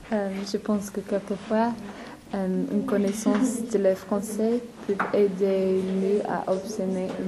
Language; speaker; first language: French; non-native, learner; English